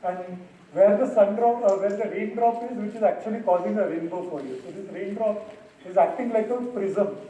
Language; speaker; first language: English; non-native, local second language; Marathi